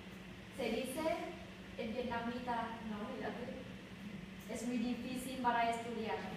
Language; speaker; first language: Spanish; non-native, learner; Vietnamese